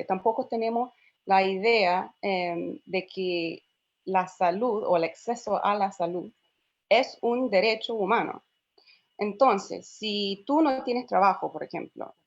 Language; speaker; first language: Spanish; non-native, fluent; English